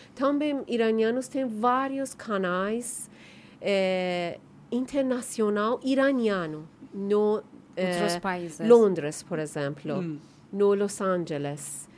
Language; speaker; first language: Portuguese; non-native, fluent; Persian